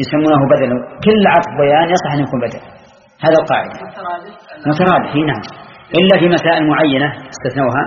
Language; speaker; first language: Arabic; native; Arabic